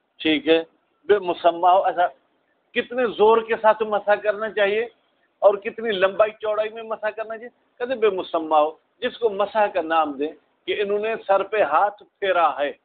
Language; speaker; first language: Urdu; non-native, local second language; Sindhi